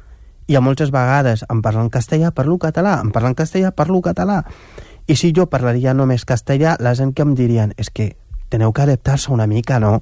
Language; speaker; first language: Catalan; non-native, local second language; Wolof